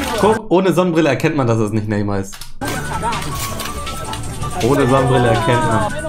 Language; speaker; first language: German; native; German